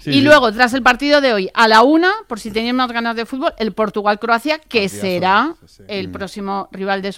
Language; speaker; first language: Spanish; native; Spanish